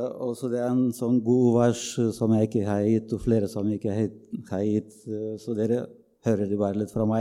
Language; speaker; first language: Norwegian; non-native, fluent; Bulgarian